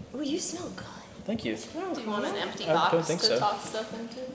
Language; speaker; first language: English; native; English